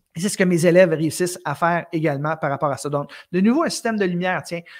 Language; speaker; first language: French; native; French